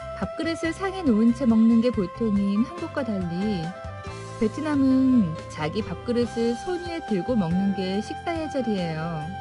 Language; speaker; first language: Korean; non-native, fluent; Vietnamese